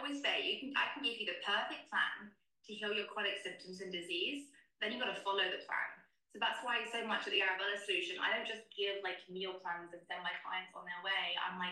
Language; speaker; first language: English; native; English